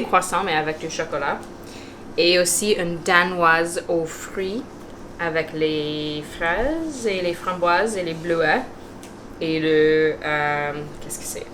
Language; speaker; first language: French; non-native, local second language; English